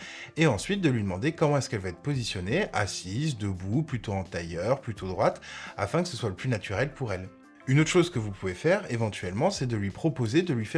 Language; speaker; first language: French; native; French